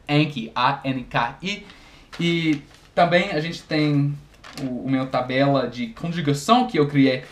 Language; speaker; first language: Portuguese; non-native, fluent; English